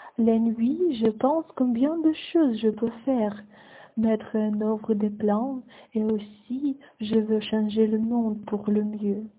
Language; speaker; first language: French; non-native, learner; Ukrainian